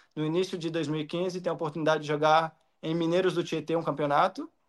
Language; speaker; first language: Portuguese; native; Portuguese